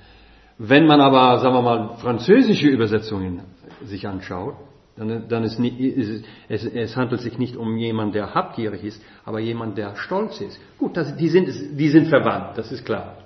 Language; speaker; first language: German; non-native, fluent; English